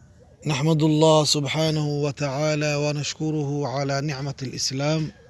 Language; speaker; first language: Arabic; non-native, local second language; Somali